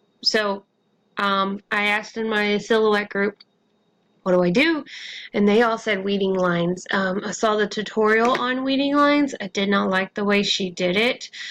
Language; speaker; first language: English; native; English